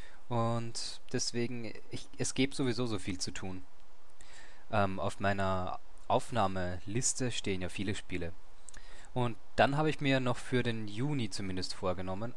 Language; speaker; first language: German; native; German